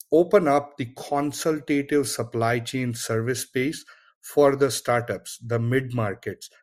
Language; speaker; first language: English; non-native, local second language; Gujarati